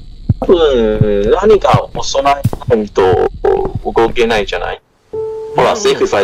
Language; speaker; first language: Japanese; non-native, learner; Chinese